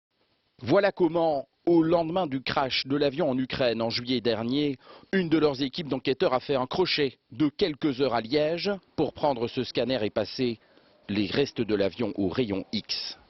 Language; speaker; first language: French; native; French